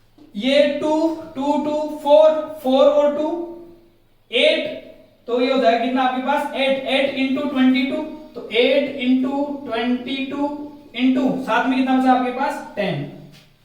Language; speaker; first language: Hindi; native; Hindi